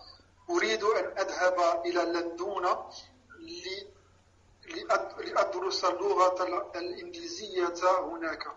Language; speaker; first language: Arabic; non-native, learner; French